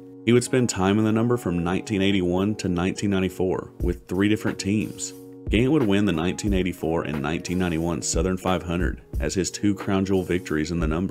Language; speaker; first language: English; native; English